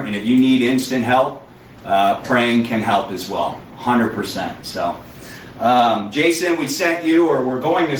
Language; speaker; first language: English; native; English